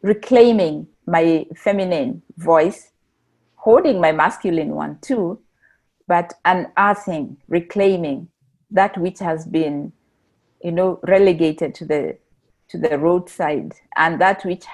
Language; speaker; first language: English; non-native, local second language; Meru